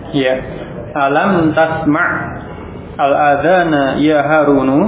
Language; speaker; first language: Arabic; non-native, fluent; Indonesian